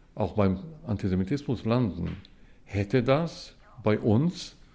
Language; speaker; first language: German; early bilingual, heritage; Hebrew